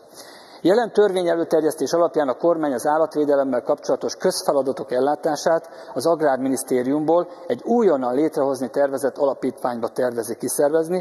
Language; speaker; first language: Hungarian; native; Hungarian